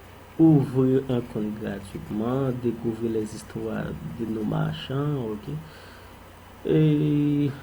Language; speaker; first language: French; non-native, local second language; Haitian Creole